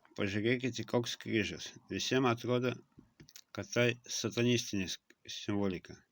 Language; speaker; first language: Lithuanian; non-native, local second language; Russian